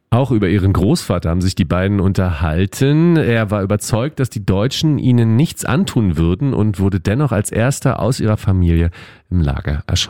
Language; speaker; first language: German; native; German